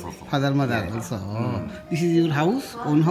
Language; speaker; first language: English; non-native, learner; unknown